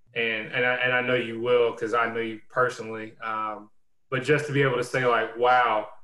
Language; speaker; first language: English; native; English